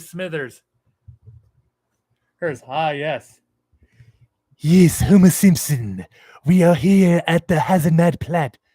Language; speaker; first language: English; native; English